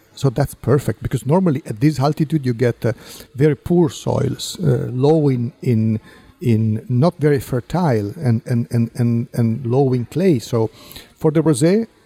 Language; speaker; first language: English; non-native, fluent; Italian